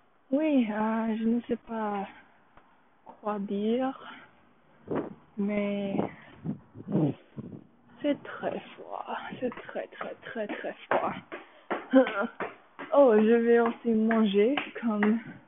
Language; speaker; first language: French; non-native, learner; Chinese